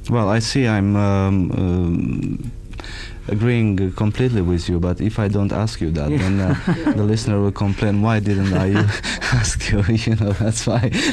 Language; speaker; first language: English; non-native, fluent; Romanian